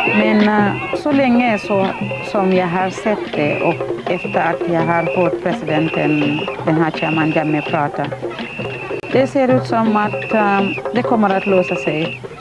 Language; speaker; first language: Swedish; non-native, fluent; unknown